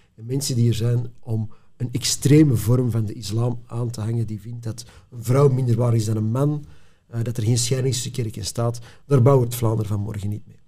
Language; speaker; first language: Dutch; native; Dutch